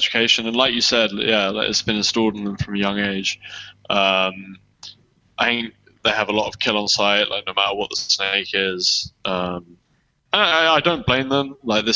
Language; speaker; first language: English; native; English